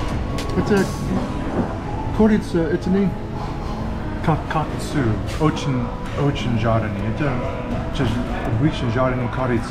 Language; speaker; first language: Russian; non-native, learner; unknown